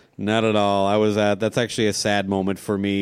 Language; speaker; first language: English; native; English